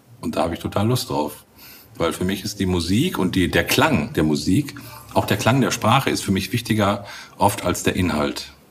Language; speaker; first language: German; native; German